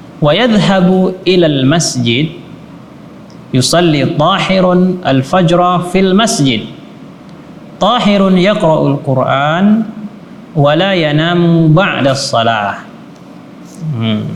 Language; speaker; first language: Arabic; non-native, fluent; Indonesian